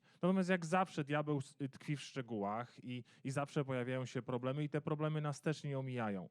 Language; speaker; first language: Polish; native; Polish